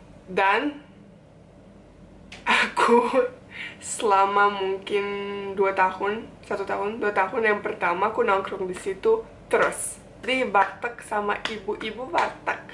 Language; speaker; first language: Indonesian; non-native, fluent; Bosnian